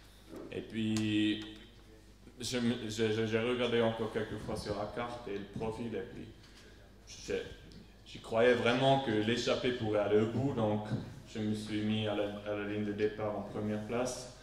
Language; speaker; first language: French; non-native, local second language; Swiss German